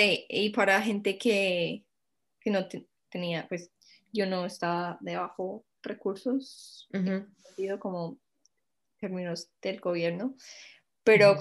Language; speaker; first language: Spanish; non-native, fluent; English